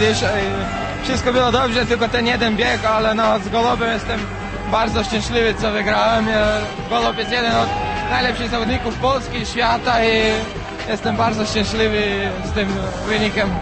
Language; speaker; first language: Polish; non-native, fluent; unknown